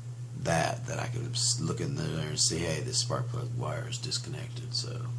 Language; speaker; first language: English; native; English